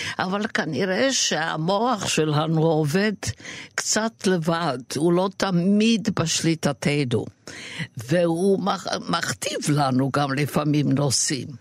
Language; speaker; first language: Hebrew; non-native, fluent; Yiddish